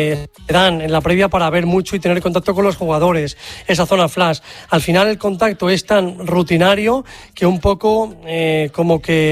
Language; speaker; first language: Spanish; native; Spanish